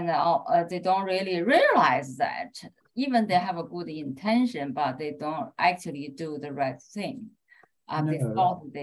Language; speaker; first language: English; non-native, fluent; Chinese